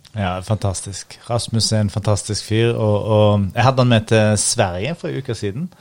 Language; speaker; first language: Norwegian; native; Norwegian